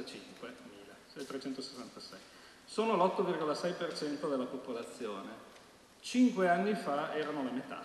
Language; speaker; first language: Italian; native; Italian